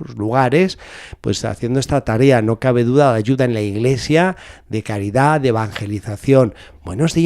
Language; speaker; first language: Spanish; native; Spanish